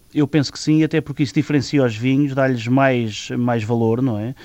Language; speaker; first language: Portuguese; native; Portuguese